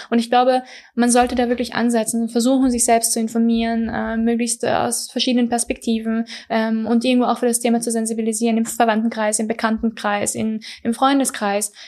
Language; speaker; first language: German; early bilingual, other home language; Persian